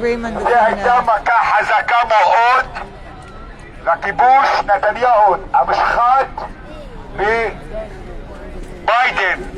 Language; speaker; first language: Hebrew; non-native, local second language; Arabic